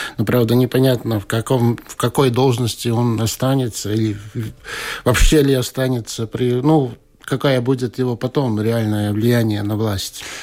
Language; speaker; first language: Russian; non-native, local second language; Latvian